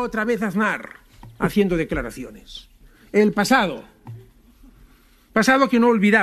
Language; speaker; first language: Spanish; native; Spanish